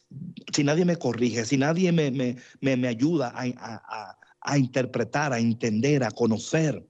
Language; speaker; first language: Spanish; native; Spanish